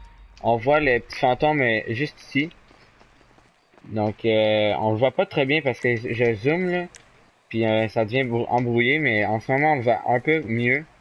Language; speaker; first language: French; native; French